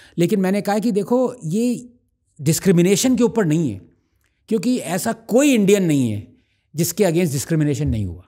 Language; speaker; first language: Hindi; non-native, local second language; Tamil